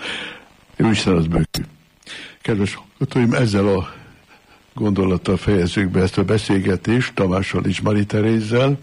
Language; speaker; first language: Hungarian; native; Hungarian